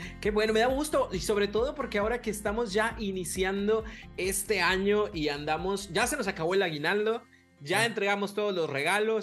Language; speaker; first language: Spanish; native; Spanish